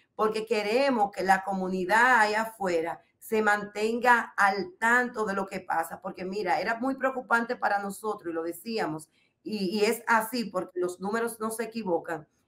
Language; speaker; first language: Spanish; native; Spanish